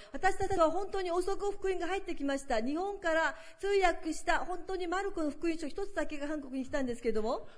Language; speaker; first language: Japanese; non-native, fluent; Korean